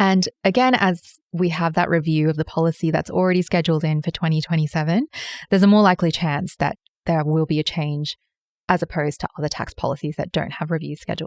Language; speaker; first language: English; native; English